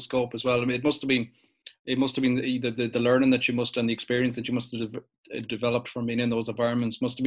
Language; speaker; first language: English; native; English